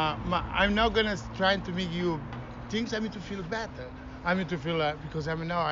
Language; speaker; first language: English; non-native, learner; Kabuverdianu